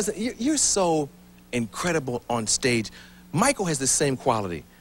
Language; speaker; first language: English; native; English